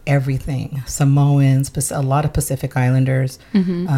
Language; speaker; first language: English; early bilingual, other home language; Spanish